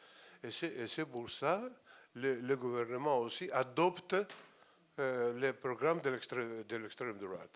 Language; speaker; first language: French; non-native, fluent; Greek